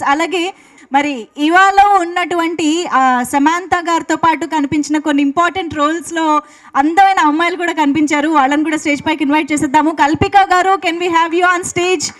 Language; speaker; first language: Telugu; native; Telugu